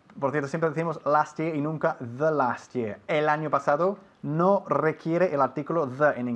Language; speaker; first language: Spanish; non-native, fluent; English